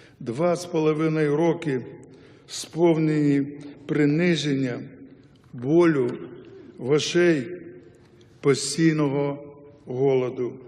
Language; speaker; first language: Ukrainian; non-native, local second language; Yiddish